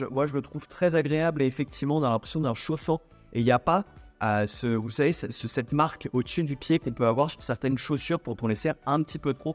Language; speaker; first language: French; native; French